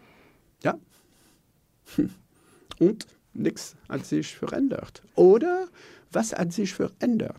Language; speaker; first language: German; non-native, local second language; French